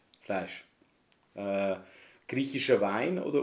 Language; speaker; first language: German; native; German